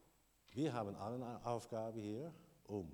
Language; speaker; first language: German; non-native, learner; Dutch